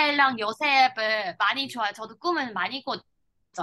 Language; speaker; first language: Korean; non-native, learner; Chinese